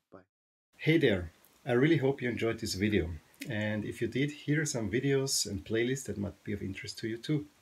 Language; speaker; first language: English; non-native, fluent; German